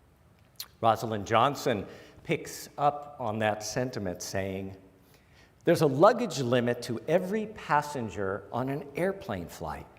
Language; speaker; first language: English; native; English